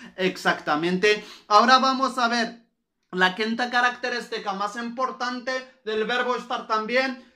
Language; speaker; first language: Spanish; non-native, fluent; Arabic